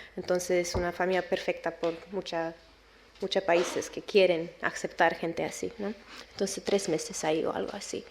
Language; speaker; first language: Spanish; non-native, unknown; Romanian